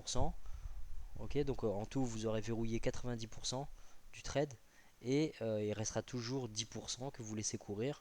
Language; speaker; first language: French; native; French